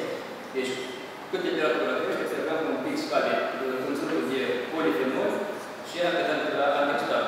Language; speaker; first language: Romanian; native; Romanian